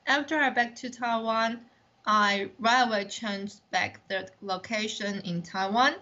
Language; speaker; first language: English; non-native, learner; Chinese